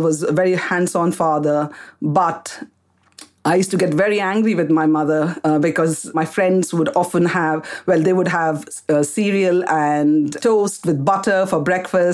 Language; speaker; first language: English; non-native, local second language; Kannada